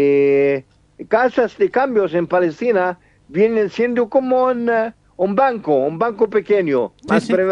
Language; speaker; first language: Spanish; non-native, fluent; Arabic